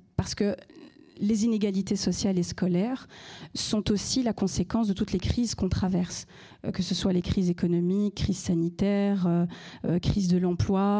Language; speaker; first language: French; native; French